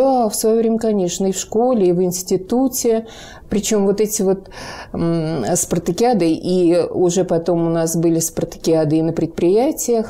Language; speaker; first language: Russian; native; Russian